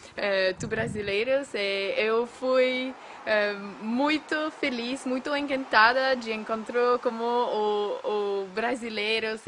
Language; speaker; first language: Portuguese; non-native, learner; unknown